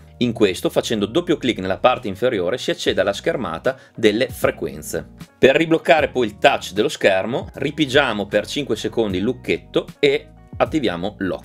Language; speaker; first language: Italian; native; Italian